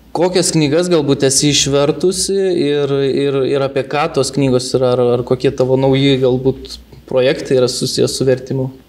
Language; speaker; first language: Lithuanian; native; Lithuanian